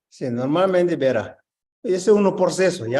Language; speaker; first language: Spanish; non-native, learner; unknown